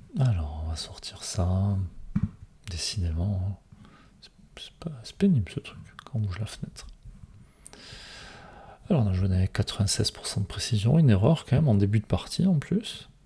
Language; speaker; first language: French; native; French